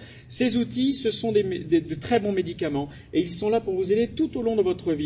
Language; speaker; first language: French; native; French